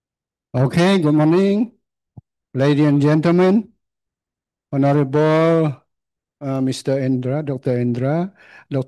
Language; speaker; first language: English; non-native, learner; Khmer